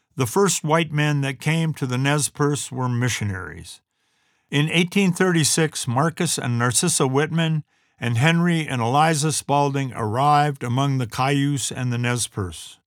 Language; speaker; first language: English; native; English